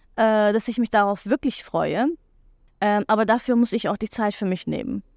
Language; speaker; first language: German; non-native, fluent; Turkish